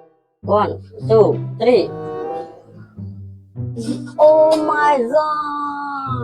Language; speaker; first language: English; non-native, learner; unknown